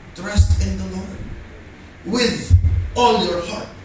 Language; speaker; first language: English; non-native, local second language; Filipino